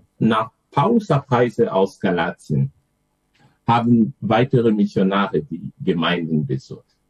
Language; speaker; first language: German; non-native, fluent; French